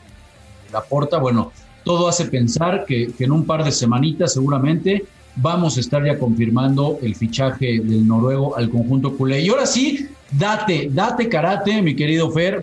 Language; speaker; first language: Spanish; native; Spanish